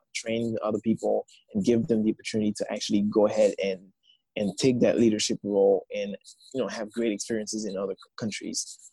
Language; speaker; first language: English; non-native, fluent; Haitian Creole